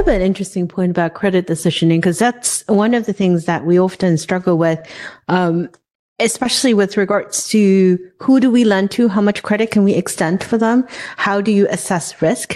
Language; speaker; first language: English; non-native, local second language; Cantonese